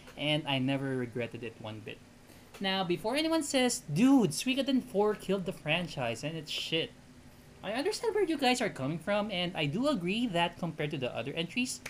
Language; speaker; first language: English; non-native, local second language; Filipino